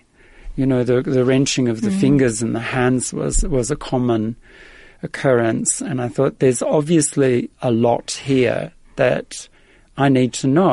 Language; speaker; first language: English; early bilingual, other home language; Dutch